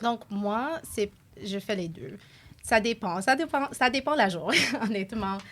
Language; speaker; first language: French; non-native, local second language; English